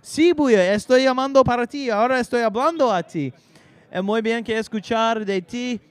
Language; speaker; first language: Spanish; non-native, learner; English